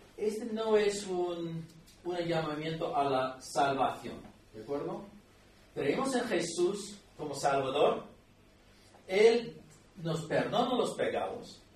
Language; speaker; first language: Spanish; non-native, fluent; English